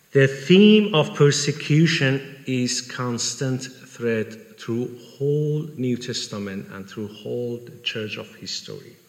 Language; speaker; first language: English; non-native, fluent; Persian